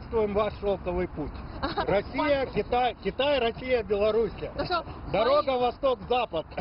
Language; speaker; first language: Russian; non-native, fluent; Chinese